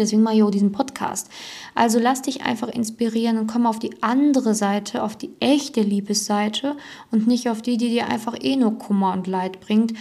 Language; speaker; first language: German; native; German